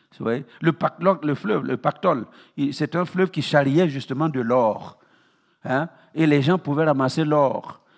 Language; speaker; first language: French; non-native, local second language; Mossi